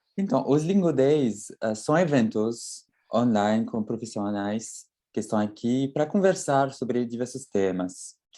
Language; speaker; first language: Portuguese; non-native, fluent; French